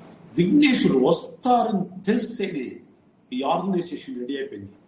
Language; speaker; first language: Telugu; non-native, fluent; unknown